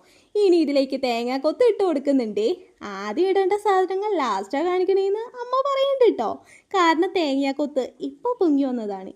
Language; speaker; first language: Malayalam; native; Malayalam